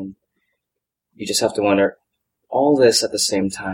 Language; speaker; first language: English; native; English